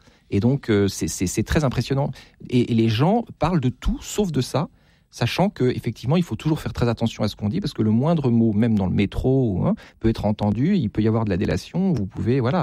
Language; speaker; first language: French; native; French